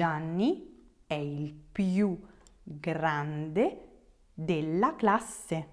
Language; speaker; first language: Italian; native; Italian